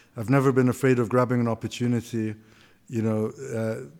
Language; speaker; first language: English; non-native, fluent; Arabic